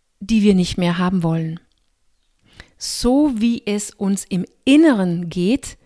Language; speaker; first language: German; non-native, fluent; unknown